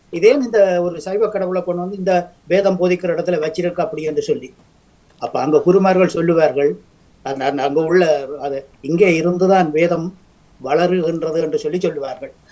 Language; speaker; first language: Tamil; native; Tamil